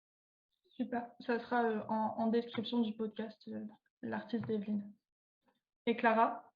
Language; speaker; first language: French; native; French